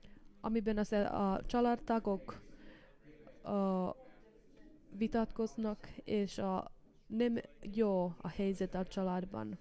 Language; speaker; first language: Hungarian; non-native, fluent; Finnish